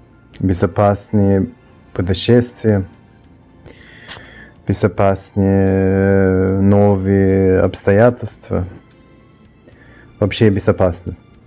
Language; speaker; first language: Russian; early bilingual, heritage; Russian